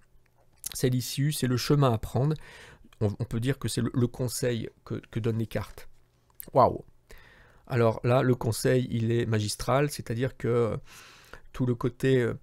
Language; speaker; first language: French; native; French